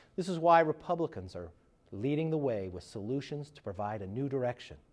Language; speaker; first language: English; native; English